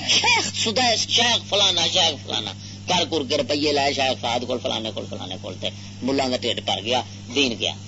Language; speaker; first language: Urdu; non-native, local second language; Punjabi